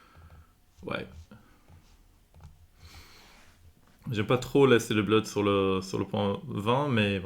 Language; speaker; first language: French; non-native, fluent; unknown